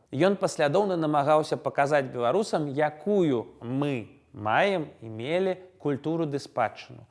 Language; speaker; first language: Belarusian; non-native, local second language; Russian